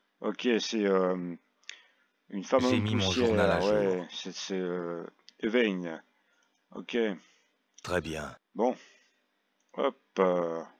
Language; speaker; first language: French; native; French